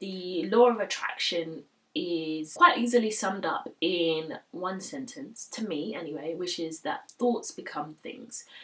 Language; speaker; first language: English; native; English